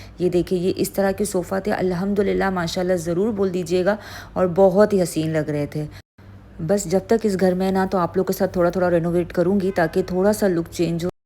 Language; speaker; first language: Urdu; native; Urdu